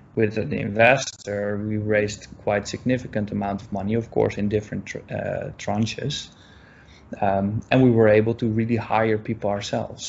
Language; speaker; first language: English; non-native, fluent; Dutch